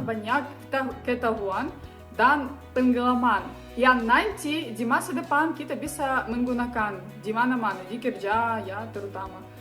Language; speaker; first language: Indonesian; non-native, learner; Ukrainian